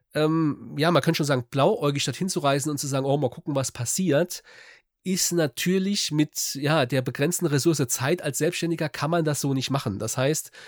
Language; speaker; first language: German; native; German